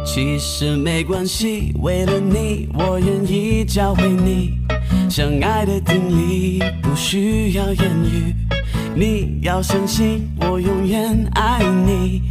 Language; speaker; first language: Chinese; non-native, fluent; English